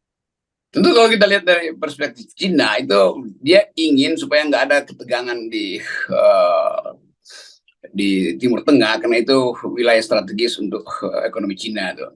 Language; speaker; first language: Indonesian; native; Indonesian